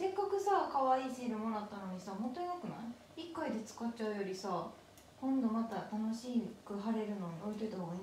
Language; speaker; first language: Japanese; native; Japanese